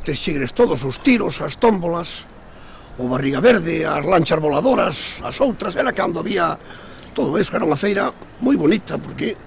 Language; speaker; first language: Galician; native; Galician